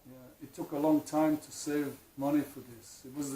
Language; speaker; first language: English; non-native, fluent; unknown